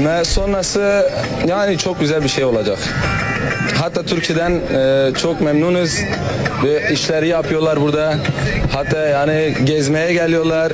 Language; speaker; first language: Turkish; non-native, learner; Arabic